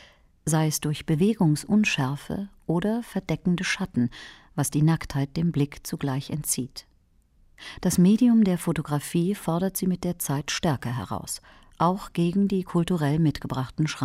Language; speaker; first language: German; native; German